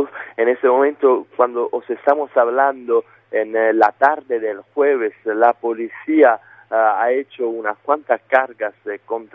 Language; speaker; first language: Spanish; native; Spanish